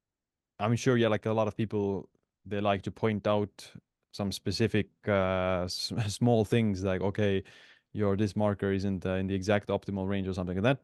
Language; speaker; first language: English; non-native, fluent; Estonian